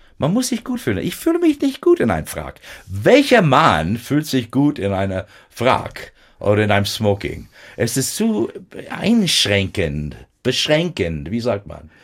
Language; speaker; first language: German; non-native, fluent; English